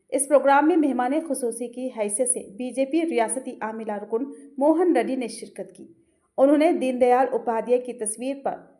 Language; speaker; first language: Urdu; native; Urdu